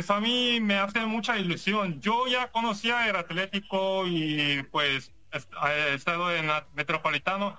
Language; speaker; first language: Spanish; non-native, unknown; Korean